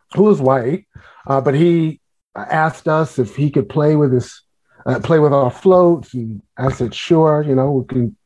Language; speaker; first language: English; native; English